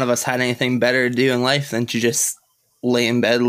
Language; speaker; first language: English; native; English